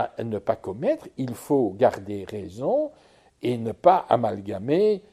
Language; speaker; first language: French; native; French